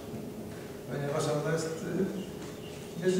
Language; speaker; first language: Polish; native; Polish